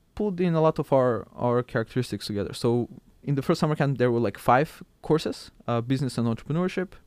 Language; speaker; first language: English; non-native, fluent; Macedonian